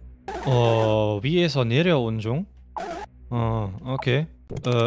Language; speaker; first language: Korean; non-native, fluent; German